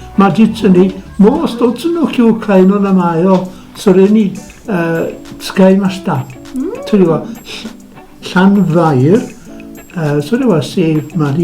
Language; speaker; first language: Japanese; non-native, fluent; Welsh